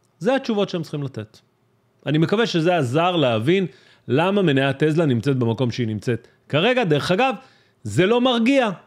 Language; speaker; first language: Hebrew; native; Hebrew